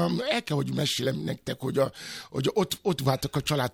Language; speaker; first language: Hungarian; non-native, learner; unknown